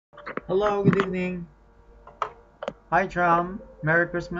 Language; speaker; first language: English; non-native, fluent; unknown